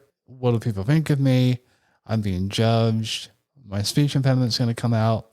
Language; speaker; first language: English; native; English